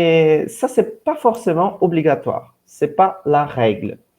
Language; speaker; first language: French; non-native, fluent; Portuguese